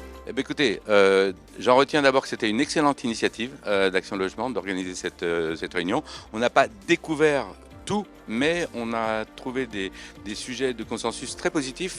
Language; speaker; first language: French; native; French